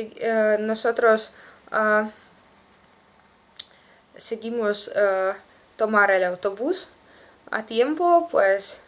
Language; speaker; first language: Spanish; non-native, learner; Russian